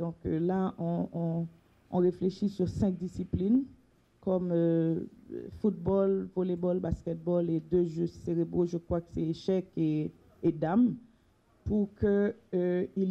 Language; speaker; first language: French; non-native, local second language; Haitian Creole